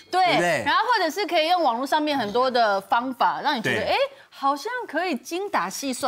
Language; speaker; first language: Chinese; native; Chinese